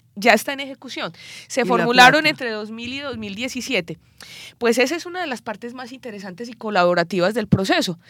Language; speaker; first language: Spanish; native; Spanish